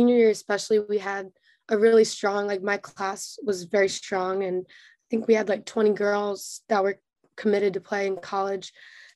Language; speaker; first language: English; native; English